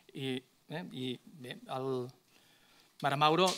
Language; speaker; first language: Catalan; native; Catalan